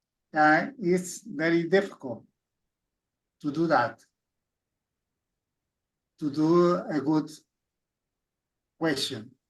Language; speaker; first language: English; non-native, learner; Spanish